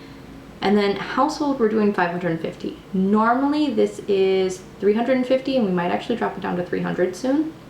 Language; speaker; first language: English; native; English